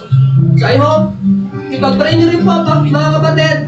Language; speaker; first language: Filipino; native; Filipino